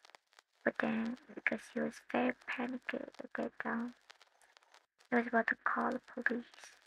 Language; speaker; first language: English; non-native, learner; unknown